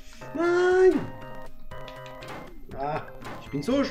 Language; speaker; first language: German; non-native, learner; French